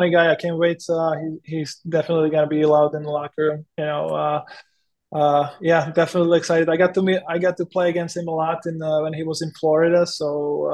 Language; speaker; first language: English; non-native, fluent; Czech